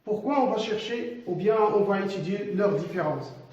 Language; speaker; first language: French; non-native, local second language; Arabic